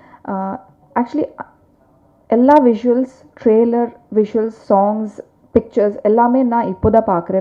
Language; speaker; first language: Tamil; non-native, learner; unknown